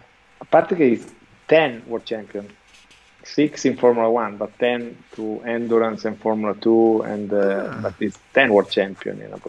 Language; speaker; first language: English; non-native, learner; Italian